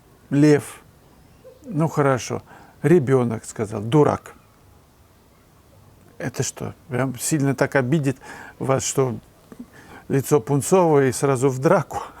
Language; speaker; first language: Russian; native; Russian